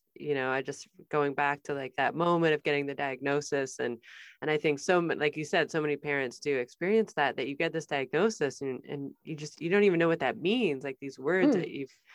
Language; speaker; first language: English; native; English